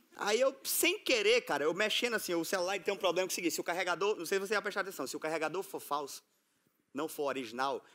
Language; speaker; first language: Portuguese; native; Portuguese